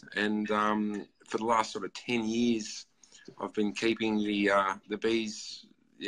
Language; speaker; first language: English; native; English